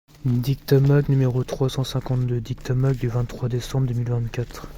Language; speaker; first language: French; native; French